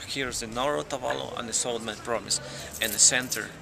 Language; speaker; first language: English; non-native, learner; Spanish